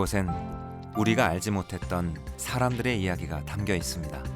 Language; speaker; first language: Korean; native; Korean